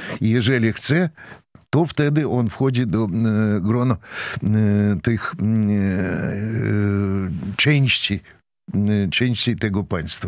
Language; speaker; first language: Polish; non-native, fluent; Russian